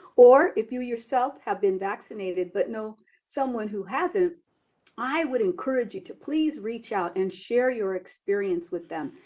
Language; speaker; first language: English; early bilingual, other home language; Spanish